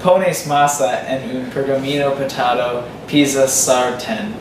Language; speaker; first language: Spanish; non-native, learner; English